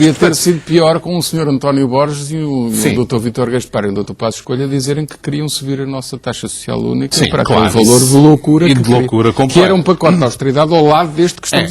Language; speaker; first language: Portuguese; native; Portuguese